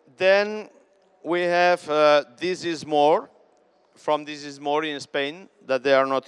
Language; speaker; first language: English; non-native, fluent; Catalan